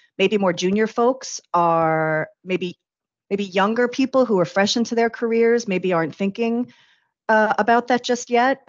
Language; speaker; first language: English; native; English